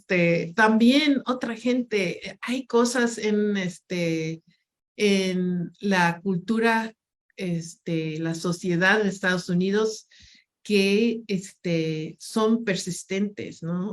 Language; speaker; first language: Spanish; non-native, fluent; English